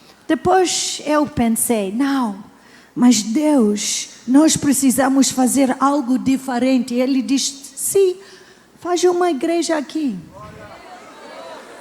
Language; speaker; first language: Portuguese; non-native, learner; English